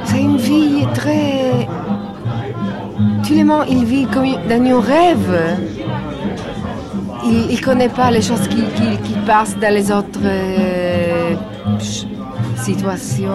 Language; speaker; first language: French; non-native, learner; Italian